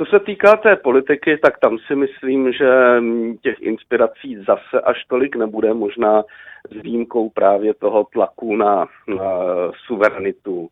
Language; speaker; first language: Czech; native; Czech